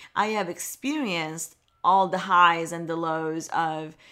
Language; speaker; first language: English; non-native, fluent; Italian